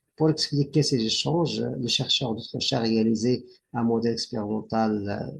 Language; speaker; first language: French; non-native, local second language; Arabic